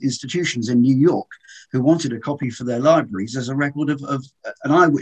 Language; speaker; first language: English; native; English